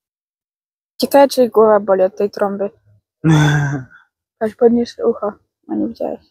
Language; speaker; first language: Polish; native; Polish